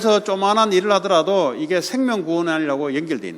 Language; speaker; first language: Korean; native; Korean